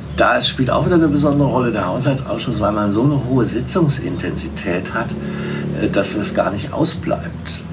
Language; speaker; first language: German; native; German